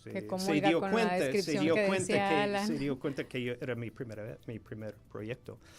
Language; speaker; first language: Spanish; non-native, fluent; English